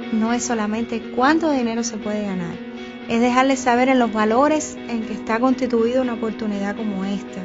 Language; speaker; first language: Spanish; native; Spanish